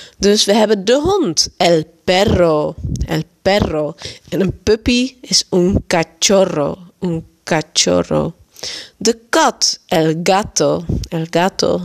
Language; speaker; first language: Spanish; non-native, fluent; Dutch